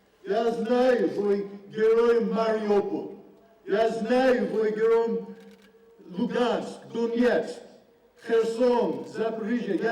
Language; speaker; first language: Russian; non-native, learner; English